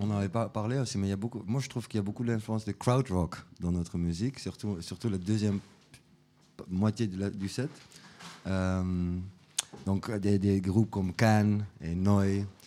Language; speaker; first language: French; non-native, fluent; Dutch